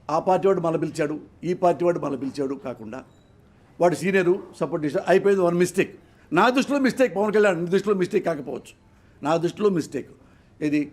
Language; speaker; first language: Telugu; native; Telugu